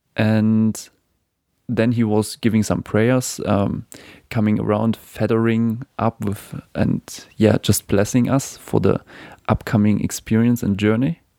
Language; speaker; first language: English; non-native, fluent; German